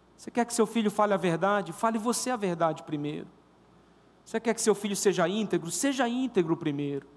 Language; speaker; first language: Portuguese; native; Portuguese